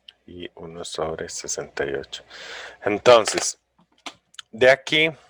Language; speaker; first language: Spanish; native; Spanish